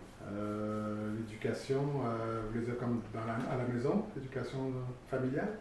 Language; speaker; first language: French; early bilingual, other home language; Arabic